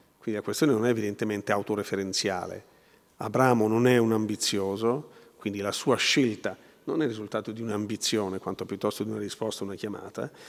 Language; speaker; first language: Italian; native; Italian